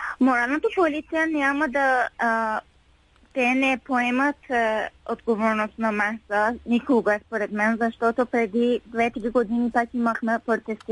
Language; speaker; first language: Bulgarian; non-native, learner; Persian